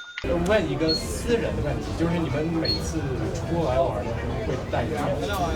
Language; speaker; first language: Chinese; non-native, fluent; Russian